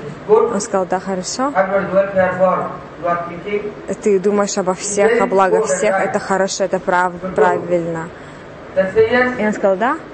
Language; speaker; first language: Russian; non-native, learner; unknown